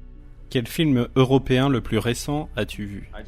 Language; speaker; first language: French; native; French